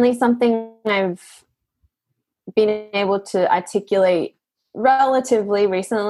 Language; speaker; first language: English; native; English